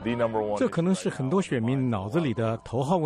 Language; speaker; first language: Chinese; native; Chinese